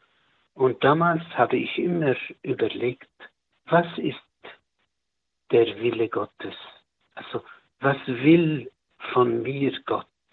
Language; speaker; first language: German; non-native, learner; Arabic